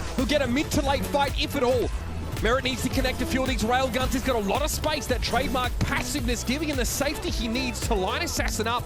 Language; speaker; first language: English; native; English